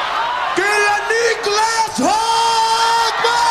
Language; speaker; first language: Finnish; native; Finnish